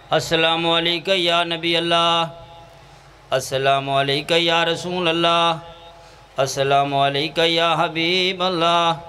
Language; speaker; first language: Urdu; non-native, local second language; Punjabi